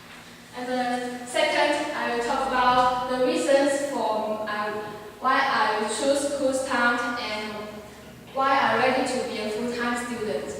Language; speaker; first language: English; non-native, learner; Chinese